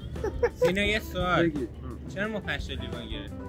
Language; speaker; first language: Persian; native; Persian